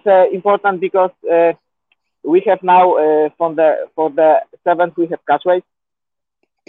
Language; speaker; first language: English; non-native, learner; Polish